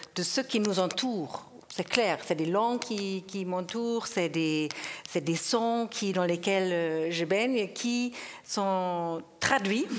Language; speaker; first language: French; non-native, fluent; German